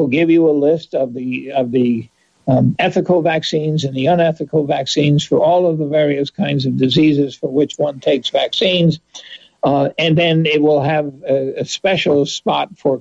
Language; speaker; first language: English; native; English